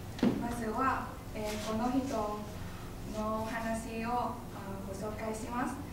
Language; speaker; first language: Japanese; non-native, learner; Vietnamese